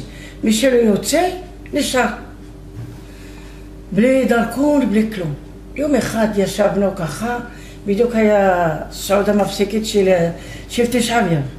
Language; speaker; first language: Hebrew; non-native, fluent; Arabic